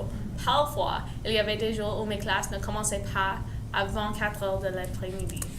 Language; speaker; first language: French; non-native, local second language; English